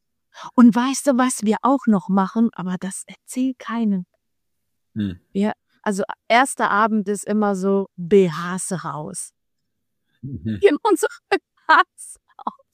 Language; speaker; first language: German; non-native, fluent; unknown